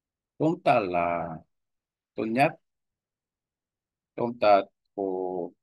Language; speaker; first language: Vietnamese; non-native, learner; Korean